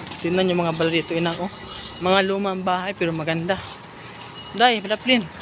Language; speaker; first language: Filipino; non-native, local second language; Cebuano